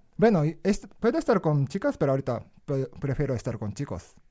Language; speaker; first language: Spanish; non-native, learner; Japanese